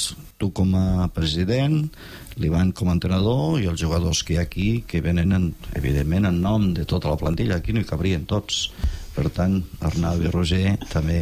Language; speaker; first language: Catalan; native; Catalan